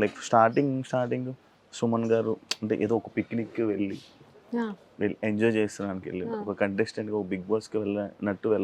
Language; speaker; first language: Telugu; native; Telugu